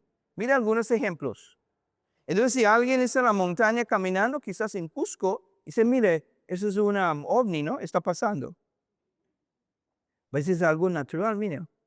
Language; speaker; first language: Spanish; non-native, learner; English